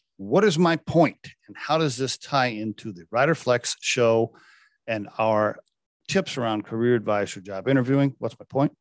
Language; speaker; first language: English; native; English